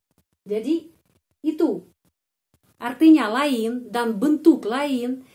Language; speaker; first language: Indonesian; non-native, fluent; Russian